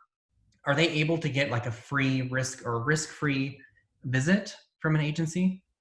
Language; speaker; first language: English; native; English